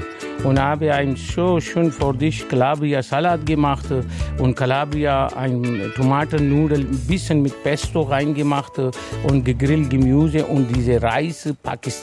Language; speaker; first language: German; non-native, learner; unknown